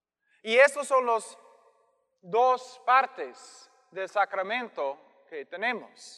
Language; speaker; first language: Spanish; non-native, fluent; English